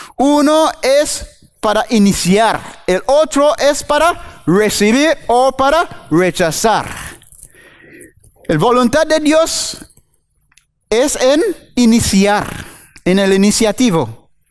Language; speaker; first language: Spanish; non-native, fluent; English